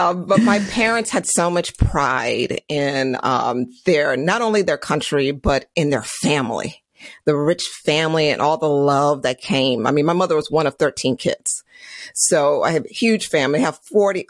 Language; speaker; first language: English; native; English